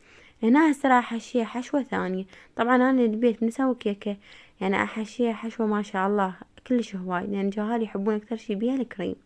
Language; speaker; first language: Arabic; native; Arabic